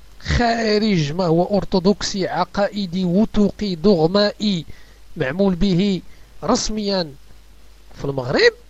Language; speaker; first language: Arabic; native; Arabic